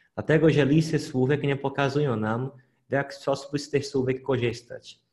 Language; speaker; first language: Polish; non-native, fluent; Portuguese